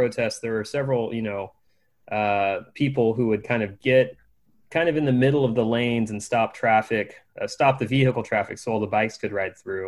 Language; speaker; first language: English; native; English